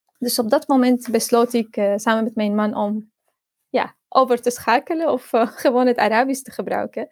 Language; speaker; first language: Dutch; non-native, fluent; Arabic